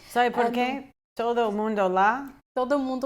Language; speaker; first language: Portuguese; non-native, fluent; English